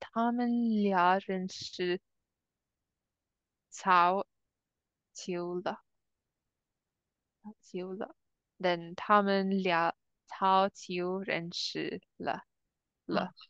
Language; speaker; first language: Chinese; non-native, learner; English